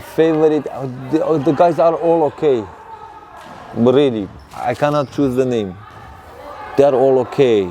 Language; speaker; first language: English; non-native, learner; Persian